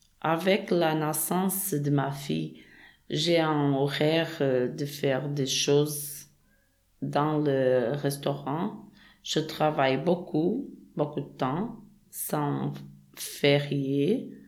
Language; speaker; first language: French; non-native, learner; Portuguese